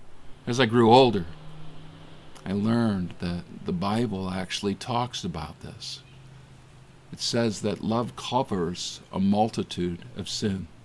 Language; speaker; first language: English; native; English